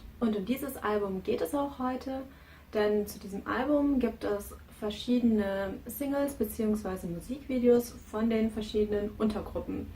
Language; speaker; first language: German; native; German